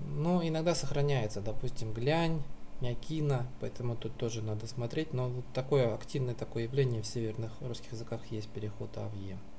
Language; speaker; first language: Russian; native; Russian